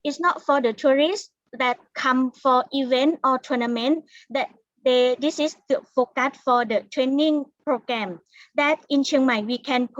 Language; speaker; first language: English; non-native, learner; Thai